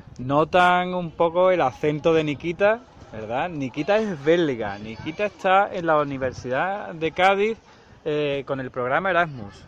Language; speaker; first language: Spanish; native; Spanish